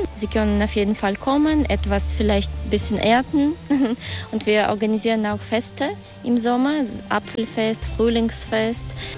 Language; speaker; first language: German; non-native, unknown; Russian